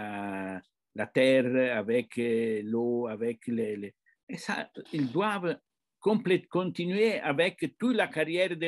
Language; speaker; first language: French; non-native, fluent; Italian